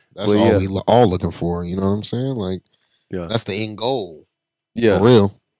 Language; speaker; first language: English; native; English